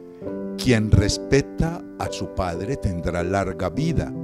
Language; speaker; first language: Spanish; native; Spanish